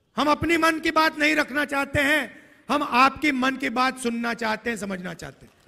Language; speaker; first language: Hindi; native; Hindi